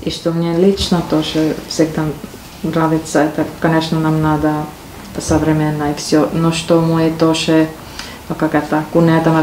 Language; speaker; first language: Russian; non-native, learner; Finnish